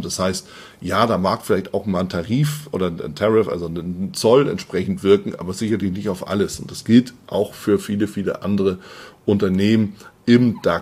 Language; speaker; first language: German; native; German